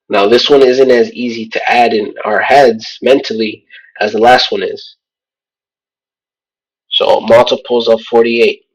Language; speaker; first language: English; native; English